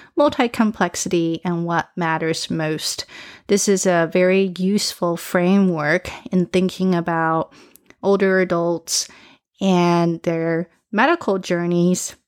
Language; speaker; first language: English; early bilingual, other home language; Chinese